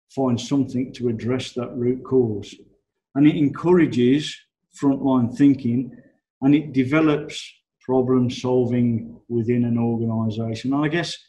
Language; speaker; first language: English; native; English